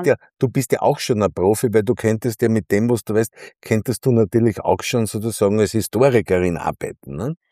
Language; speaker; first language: German; native; German